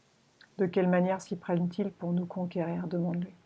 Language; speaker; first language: French; native; French